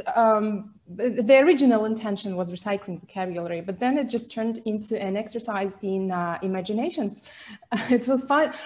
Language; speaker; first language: English; non-native, fluent; Russian